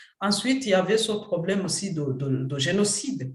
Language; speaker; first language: French; non-native, local second language; Kinyarwanda